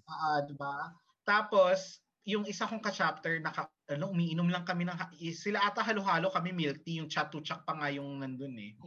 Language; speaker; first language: Filipino; early bilingual, heritage; Filipino